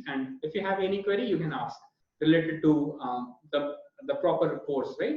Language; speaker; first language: English; non-native, local second language; Hindi